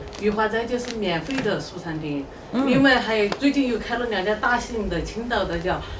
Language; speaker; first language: Chinese; native; Chinese